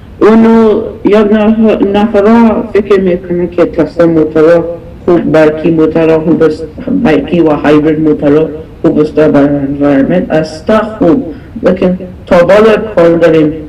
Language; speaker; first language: Persian; early bilingual, heritage; Persian